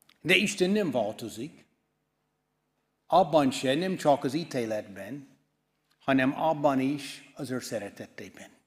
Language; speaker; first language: Hungarian; non-native, fluent; English